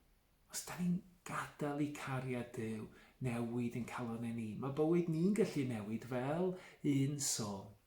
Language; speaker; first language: Welsh; native; Welsh